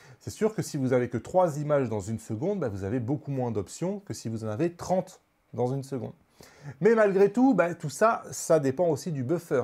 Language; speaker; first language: French; native; French